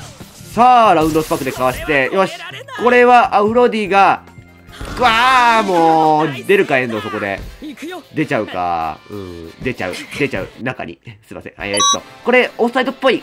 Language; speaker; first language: Japanese; native; Japanese